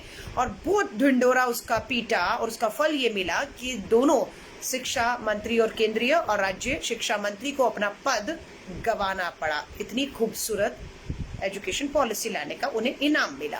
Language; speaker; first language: Hindi; native; Hindi